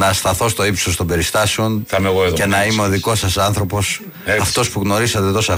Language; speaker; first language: Greek; native; Greek